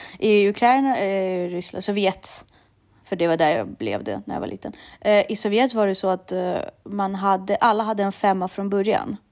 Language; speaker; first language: Swedish; early bilingual, other home language; Russian